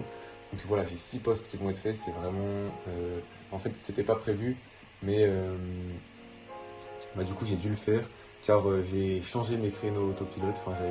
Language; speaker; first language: French; native; French